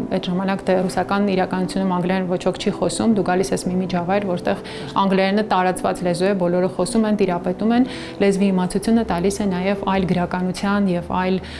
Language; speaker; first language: Armenian; native; Armenian